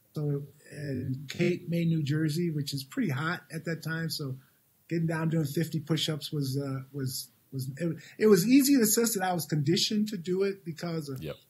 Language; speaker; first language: English; native; English